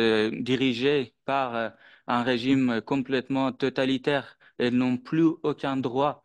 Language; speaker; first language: French; non-native, fluent; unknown